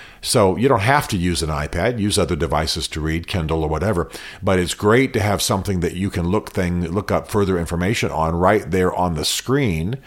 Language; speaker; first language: English; native; English